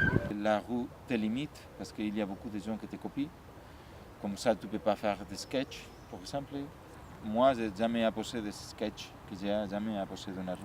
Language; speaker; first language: French; non-native, learner; Spanish